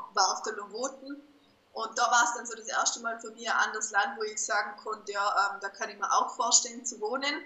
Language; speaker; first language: German; native; German